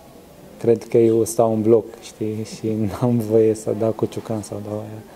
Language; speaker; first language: Romanian; non-native, learner; Arabic